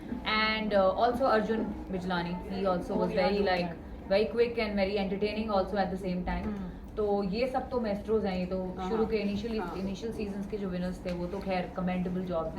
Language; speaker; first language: Hindi; native; Hindi